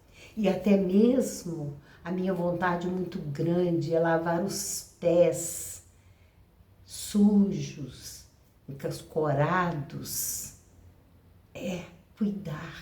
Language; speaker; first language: Portuguese; native; Portuguese